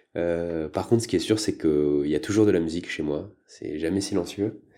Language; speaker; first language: French; native; French